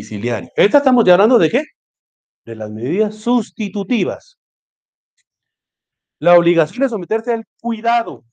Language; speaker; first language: Spanish; native; Spanish